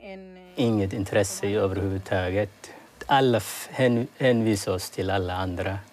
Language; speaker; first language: Swedish; early bilingual, other home language; Somali